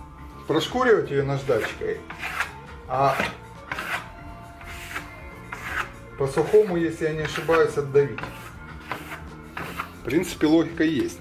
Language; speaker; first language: Russian; native; Russian